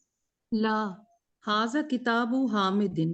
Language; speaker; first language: Arabic; non-native, learner; Urdu